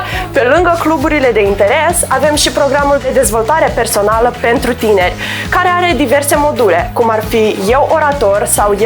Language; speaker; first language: Romanian; native; Romanian